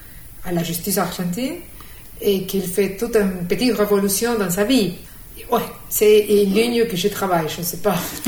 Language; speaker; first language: French; non-native, fluent; Spanish